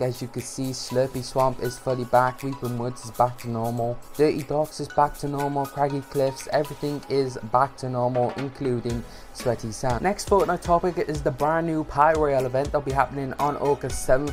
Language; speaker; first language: English; native; English